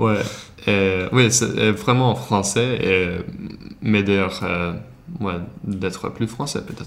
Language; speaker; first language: French; non-native, learner; Swedish